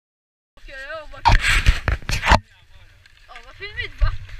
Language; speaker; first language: French; native; French